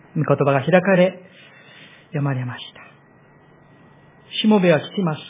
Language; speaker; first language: Japanese; non-native, fluent; Korean